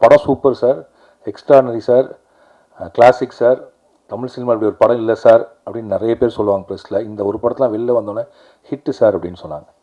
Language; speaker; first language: Tamil; native; Tamil